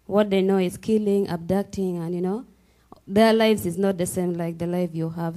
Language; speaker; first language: English; non-native, local second language; Acoli